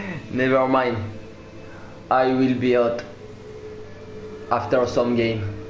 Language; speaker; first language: English; non-native, learner; French